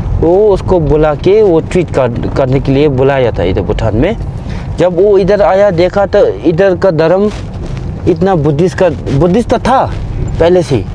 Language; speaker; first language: Hindi; non-native, fluent; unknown